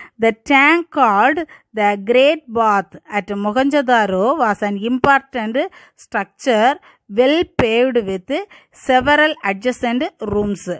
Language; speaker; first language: English; non-native, local second language; Tamil